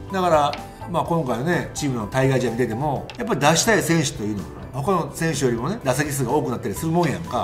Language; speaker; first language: Japanese; native; Japanese